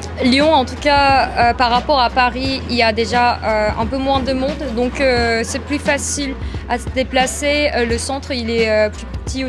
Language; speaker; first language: French; non-native, fluent; Korean